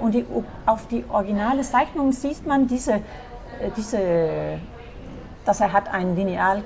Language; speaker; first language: German; non-native, fluent; Danish